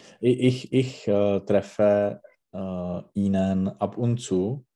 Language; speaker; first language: German; non-native, learner; Czech